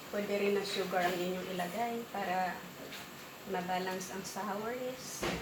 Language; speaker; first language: Filipino; non-native, local second language; Cebuano